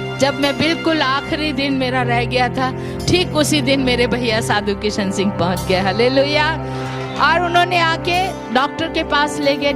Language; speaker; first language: Hindi; native; Hindi